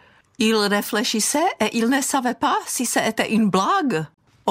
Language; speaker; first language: French; non-native, fluent; Czech